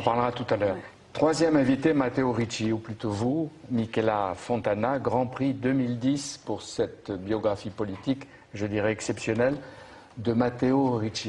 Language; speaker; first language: French; native; French